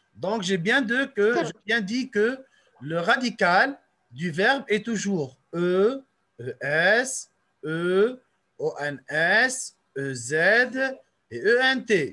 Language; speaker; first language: French; non-native, local second language; Arabic